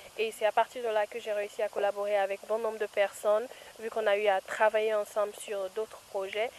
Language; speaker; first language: French; non-native, local second language; Fula